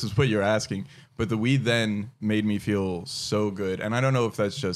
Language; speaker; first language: English; native; English